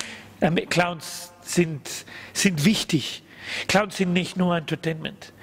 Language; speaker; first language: German; non-native, learner; Spanish